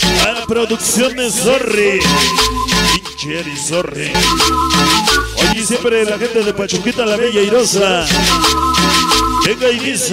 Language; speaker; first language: Spanish; native; Spanish